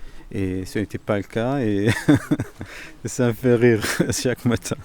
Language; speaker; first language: French; non-native, fluent; Arabic